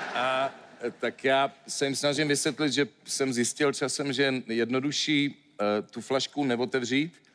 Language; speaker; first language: Czech; native; Czech